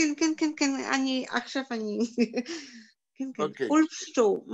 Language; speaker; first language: Hebrew; non-native, learner; Polish